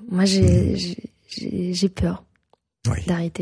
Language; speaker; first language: French; non-native, fluent; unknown